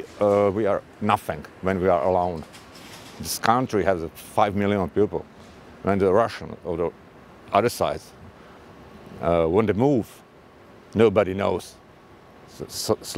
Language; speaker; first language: English; non-native, learner; Slovak